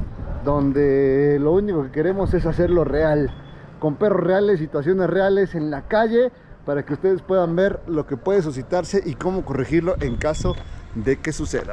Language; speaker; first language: Spanish; native; Spanish